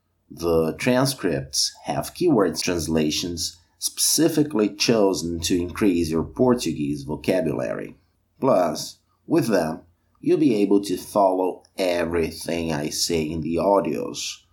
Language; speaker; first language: English; non-native, fluent; Portuguese